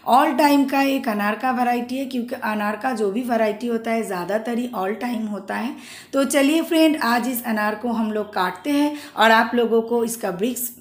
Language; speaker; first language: Hindi; non-native, local second language; Bangla